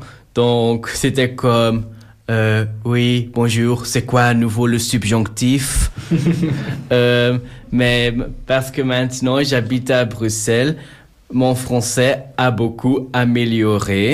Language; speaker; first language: French; non-native, local second language; Dutch